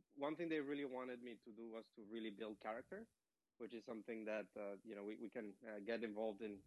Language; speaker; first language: English; non-native, fluent; Spanish